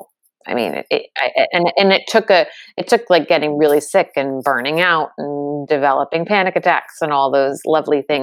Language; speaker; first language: English; native; English